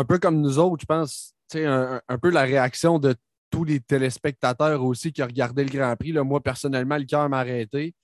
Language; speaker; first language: French; native; French